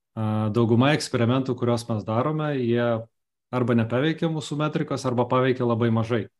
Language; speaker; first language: Lithuanian; non-native, local second language; Russian